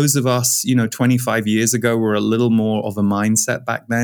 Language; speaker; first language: English; native; English